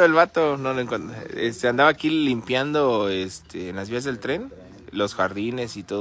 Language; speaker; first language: Spanish; native; Spanish